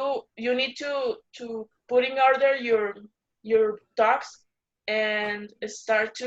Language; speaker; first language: English; non-native, learner; Spanish